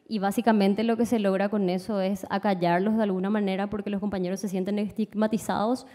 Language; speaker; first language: Spanish; native; Spanish